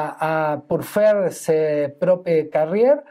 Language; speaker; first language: French; non-native, fluent; Spanish